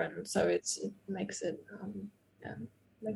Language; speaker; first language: English; non-native, fluent; Portuguese